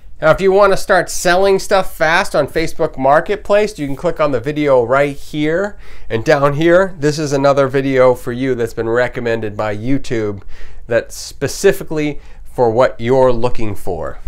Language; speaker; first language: English; native; English